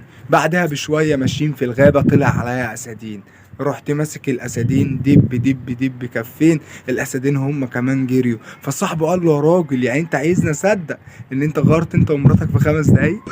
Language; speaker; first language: Arabic; native; Arabic